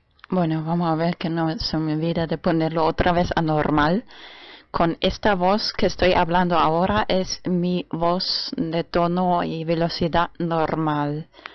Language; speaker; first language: Spanish; non-native, fluent; German